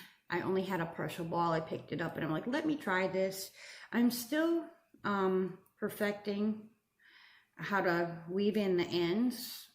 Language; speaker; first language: English; native; English